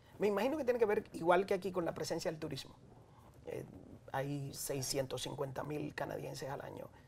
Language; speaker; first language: Spanish; native; Spanish